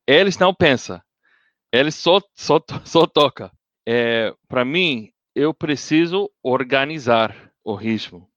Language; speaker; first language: Portuguese; non-native, learner; English